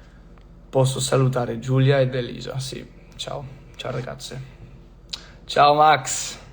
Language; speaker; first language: Italian; non-native, fluent; English